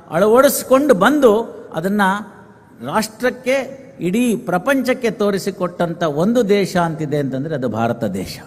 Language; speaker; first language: Kannada; native; Kannada